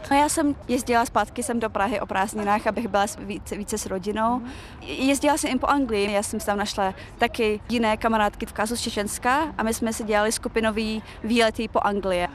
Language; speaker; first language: Czech; early bilingual, other home language; Chechen